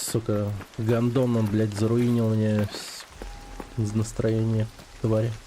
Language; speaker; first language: Russian; native; Russian